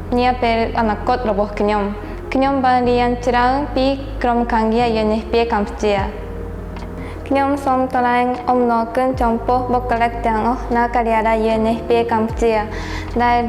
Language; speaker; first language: Khmer; non-native, fluent; Japanese